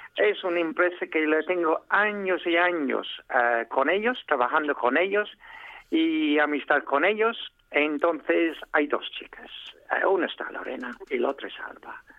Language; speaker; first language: Spanish; non-native, fluent; English